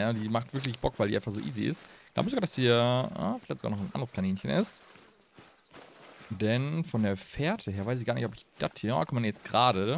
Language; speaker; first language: German; native; German